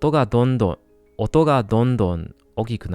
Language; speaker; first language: Japanese; non-native, learner; English